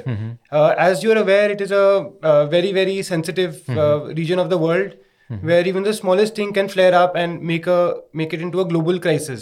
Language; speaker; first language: English; non-native, local second language; Hindi